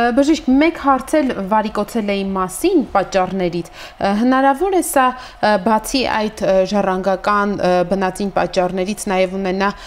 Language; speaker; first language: Armenian; native; Armenian